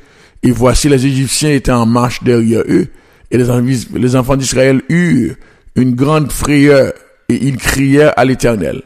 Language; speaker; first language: French; non-native, local second language; Haitian Creole